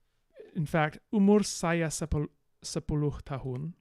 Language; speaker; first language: Indonesian; non-native, learner; English